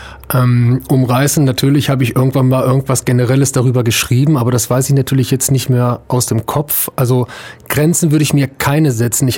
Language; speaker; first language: German; native; German